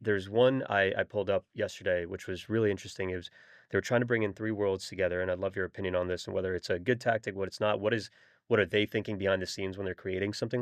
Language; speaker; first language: English; native; English